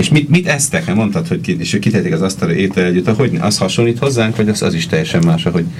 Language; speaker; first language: Hungarian; native; Hungarian